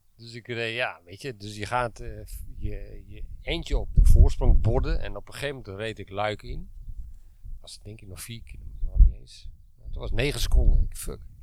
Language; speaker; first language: Dutch; native; Dutch